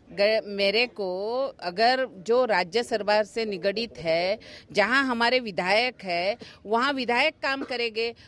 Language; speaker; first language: Hindi; non-native, local second language; Marathi